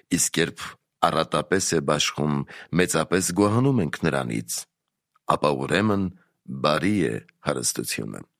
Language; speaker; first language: Armenian; native; Armenian